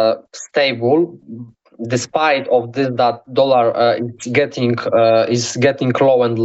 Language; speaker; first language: English; non-native, learner; Polish